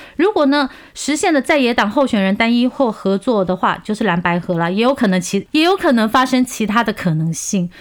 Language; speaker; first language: Chinese; non-native, fluent; Korean